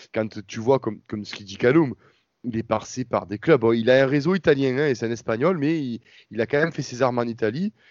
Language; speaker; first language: French; native; French